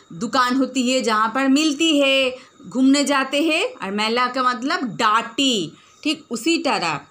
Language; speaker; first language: Hindi; non-native, local second language; Bangla